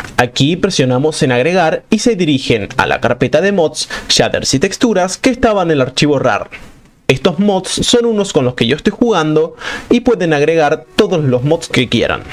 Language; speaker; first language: Spanish; native; Spanish